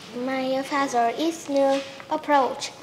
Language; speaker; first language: English; non-native, learner; Vietnamese